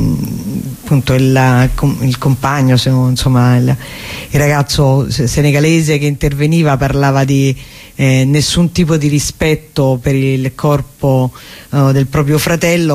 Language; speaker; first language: Italian; native; Italian